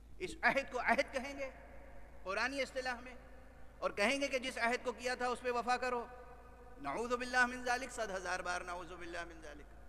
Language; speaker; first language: Urdu; native; Urdu